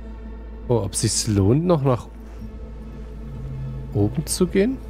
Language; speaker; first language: German; native; German